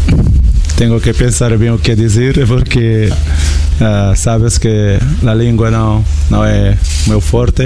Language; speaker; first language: Spanish; non-native, learner; Kabuverdianu